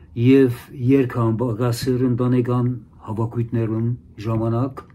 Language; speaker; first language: Armenian; early bilingual, heritage; Arabic